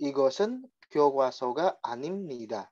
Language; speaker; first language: Korean; non-native, fluent; Indonesian